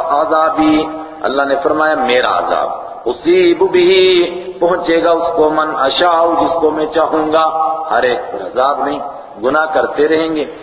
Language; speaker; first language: Urdu; non-native, local second language; Kashmiri